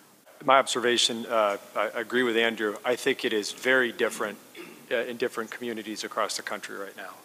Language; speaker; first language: English; native; English